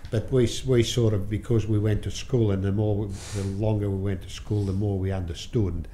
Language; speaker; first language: English; early bilingual, other home language; Ukrainian